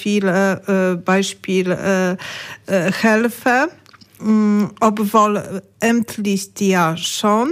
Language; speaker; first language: German; non-native, learner; Polish